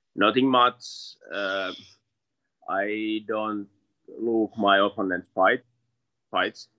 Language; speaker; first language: English; non-native, learner; Finnish